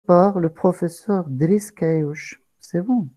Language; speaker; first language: French; non-native, local second language; Arabic